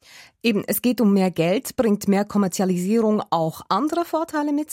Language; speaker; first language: German; native; German